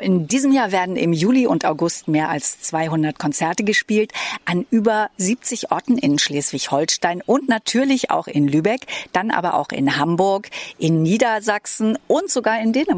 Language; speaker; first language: German; native; German